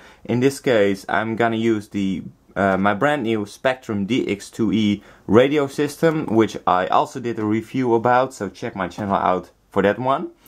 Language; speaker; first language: English; non-native, fluent; Dutch